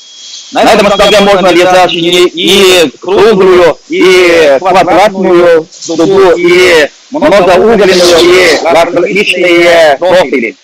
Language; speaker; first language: Russian; non-native, fluent; Chinese